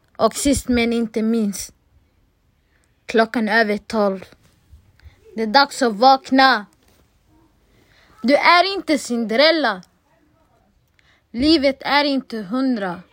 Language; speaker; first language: Swedish; non-native, local second language; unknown